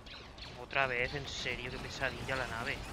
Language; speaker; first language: Spanish; native; Spanish